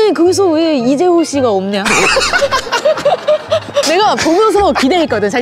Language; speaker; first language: Korean; non-native, fluent; Chinese